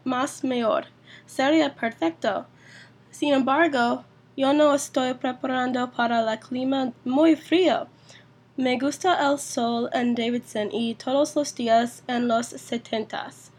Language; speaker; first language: Spanish; non-native, learner; English